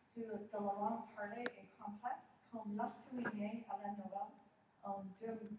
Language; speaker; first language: French; non-native, local second language; English